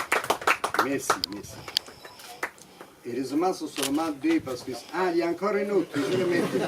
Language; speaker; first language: French; non-native, fluent; Italian